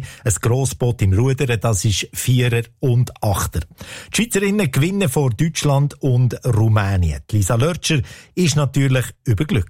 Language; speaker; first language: German; native; German